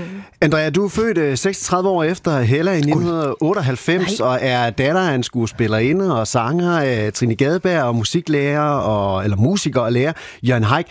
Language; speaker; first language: Danish; native; Danish